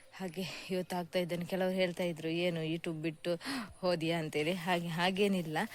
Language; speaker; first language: Kannada; native; Kannada